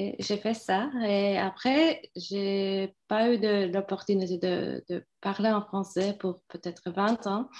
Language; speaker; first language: French; non-native, fluent; Turkish